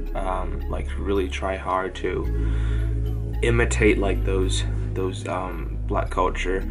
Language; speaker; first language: English; non-native, fluent; Chinese